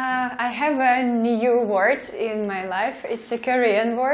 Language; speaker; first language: English; non-native, learner; Russian